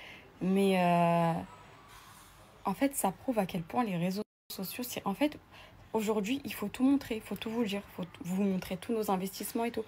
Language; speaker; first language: French; native; French